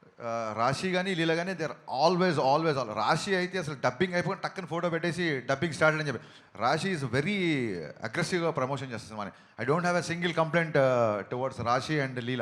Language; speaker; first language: Telugu; native; Telugu